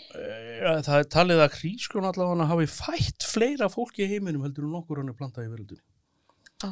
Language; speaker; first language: Icelandic; native; Icelandic